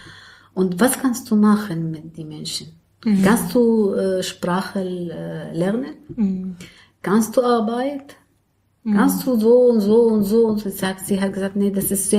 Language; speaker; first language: German; non-native, learner; Arabic